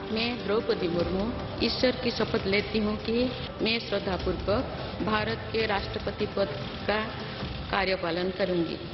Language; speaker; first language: Hindi; non-native, local second language; Santali